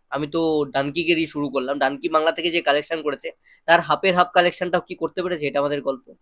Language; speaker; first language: Bangla; native; Bangla